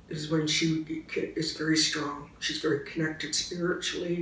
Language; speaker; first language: English; native; English